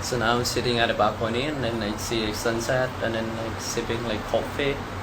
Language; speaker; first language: English; non-native, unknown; Thai